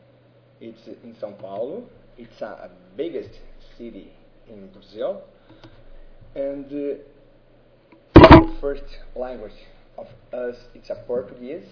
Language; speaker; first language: English; non-native, learner; Portuguese